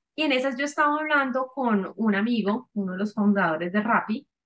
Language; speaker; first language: Spanish; native; Spanish